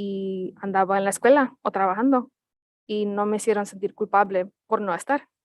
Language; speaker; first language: Spanish; early bilingual, heritage; Spanish